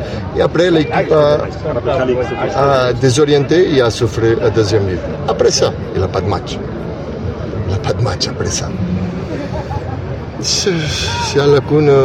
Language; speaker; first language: French; non-native, learner; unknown